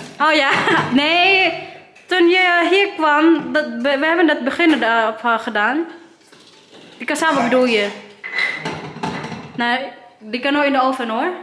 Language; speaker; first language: Dutch; non-native, learner; Waray